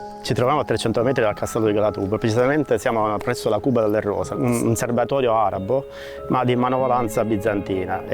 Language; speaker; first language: Italian; native; Italian